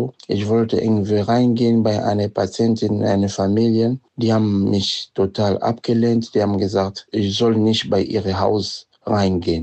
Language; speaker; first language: German; non-native, fluent; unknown